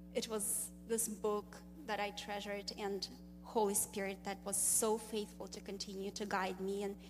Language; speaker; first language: English; non-native, fluent; Russian